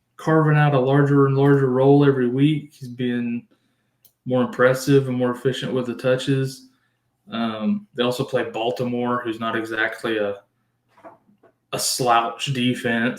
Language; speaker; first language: English; native; English